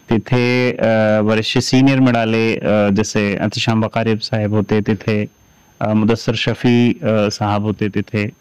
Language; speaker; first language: Marathi; non-native, fluent; Hindi